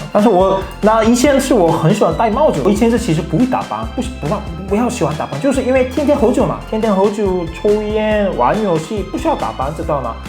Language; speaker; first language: Chinese; non-native, fluent; Korean